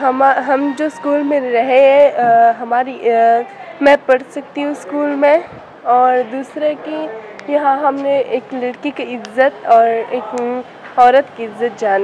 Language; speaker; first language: Hindi; non-native, learner; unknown